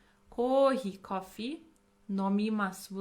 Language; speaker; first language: Japanese; non-native, fluent; English